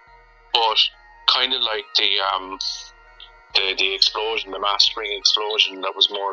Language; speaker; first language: English; native; English